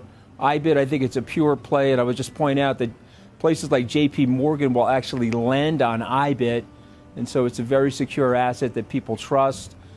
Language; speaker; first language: English; native; English